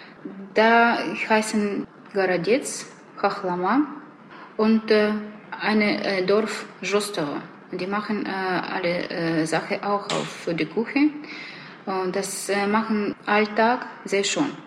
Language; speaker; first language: German; non-native, learner; Russian